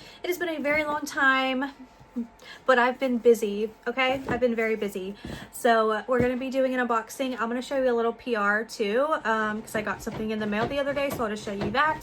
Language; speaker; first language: English; native; English